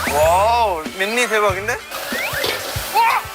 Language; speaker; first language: Korean; non-native, fluent; Thai